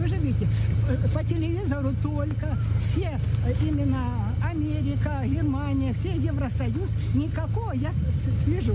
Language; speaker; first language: Russian; native; Russian